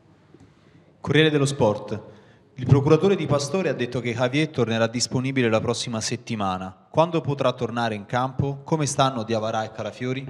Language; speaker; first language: Italian; native; Italian